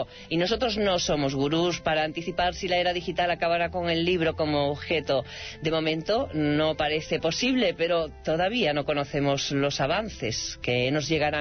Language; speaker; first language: Spanish; native; Spanish